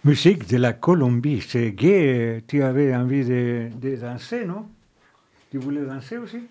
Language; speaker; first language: French; non-native, fluent; Spanish